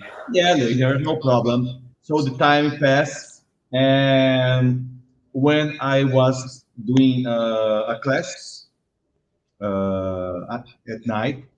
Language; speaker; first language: English; non-native, learner; Portuguese